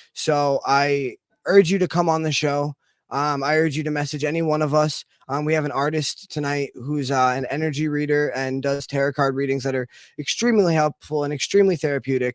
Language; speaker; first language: English; native; English